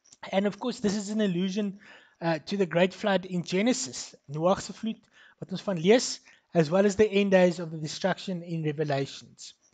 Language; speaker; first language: English; non-native, local second language; Afrikaans